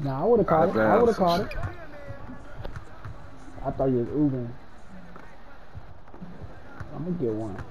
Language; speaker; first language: English; native; English